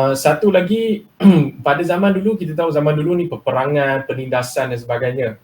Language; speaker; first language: Malay; non-native, local second language; Chinese